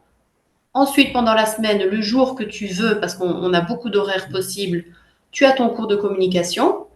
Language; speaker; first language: French; native; French